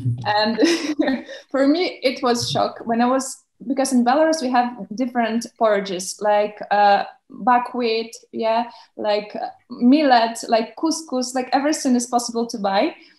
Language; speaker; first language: English; non-native, fluent; Belarusian